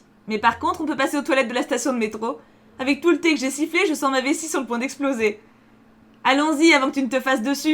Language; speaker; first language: French; native; French